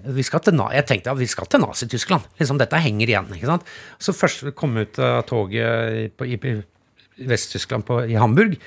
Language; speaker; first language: Norwegian; native; Norwegian